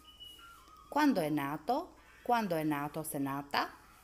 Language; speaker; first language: Italian; non-native, fluent; Albanian